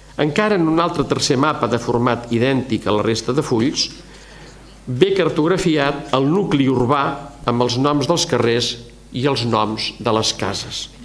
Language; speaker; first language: Catalan; native; Catalan